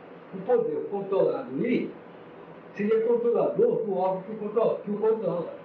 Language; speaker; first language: Portuguese; native; Portuguese